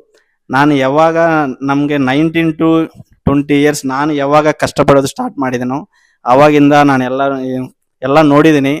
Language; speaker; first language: Kannada; non-native, local second language; Telugu